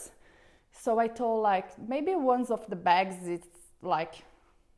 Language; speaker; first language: English; non-native, learner; Portuguese